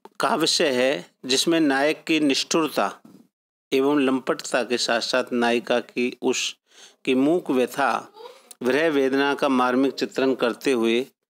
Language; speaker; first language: Hindi; native; Hindi